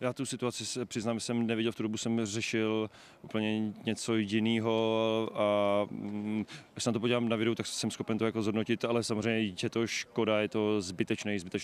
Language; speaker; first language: Czech; native; Czech